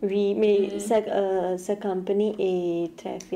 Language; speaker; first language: French; non-native, learner; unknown